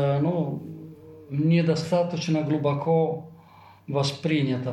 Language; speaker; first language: Russian; non-native, fluent; Italian